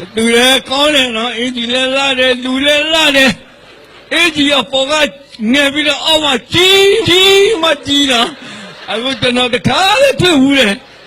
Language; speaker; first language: Burmese; non-native, local second language; Karen languages